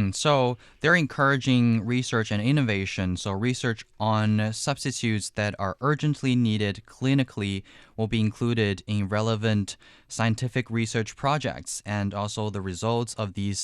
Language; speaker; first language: English; non-native, fluent; Chinese